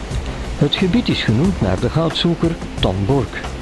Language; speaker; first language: Dutch; native; Dutch